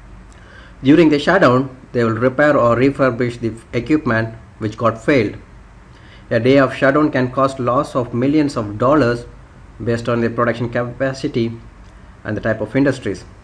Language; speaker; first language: English; non-native, local second language; Tamil